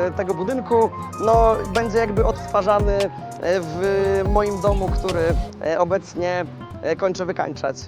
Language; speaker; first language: Polish; native; Polish